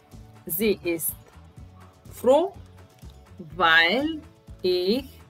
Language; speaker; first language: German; non-native, fluent; Serbian